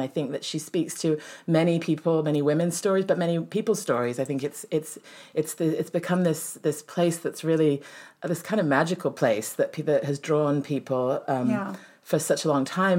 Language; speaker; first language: English; native; English